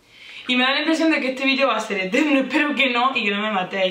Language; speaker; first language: Spanish; native; Spanish